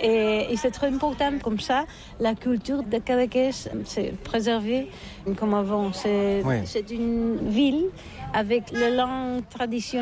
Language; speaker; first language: French; non-native, learner; Catalan